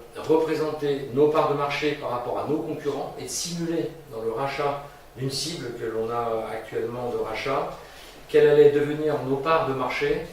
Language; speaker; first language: French; native; French